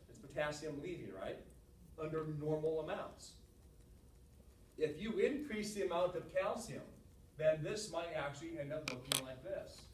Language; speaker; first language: English; native; English